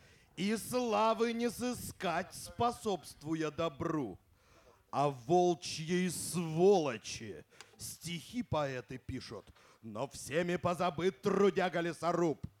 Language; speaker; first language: Russian; native; Russian